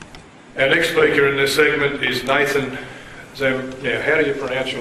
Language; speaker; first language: English; native; English